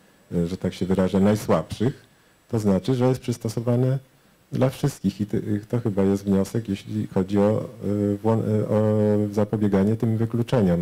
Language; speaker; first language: Polish; native; Polish